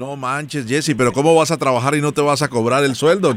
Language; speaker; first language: Spanish; native; Spanish